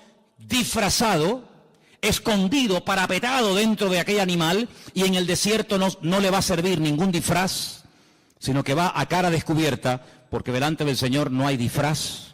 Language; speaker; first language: Spanish; native; Spanish